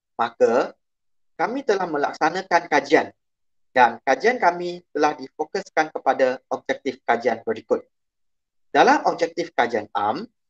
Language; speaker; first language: Malay; non-native, local second language; Chinese